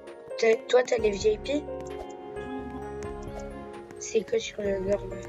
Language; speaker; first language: French; native; French